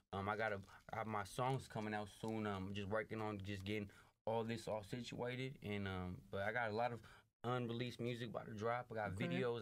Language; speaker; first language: English; native; English